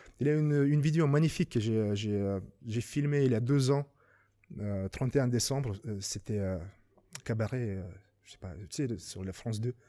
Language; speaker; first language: French; non-native, fluent; Lithuanian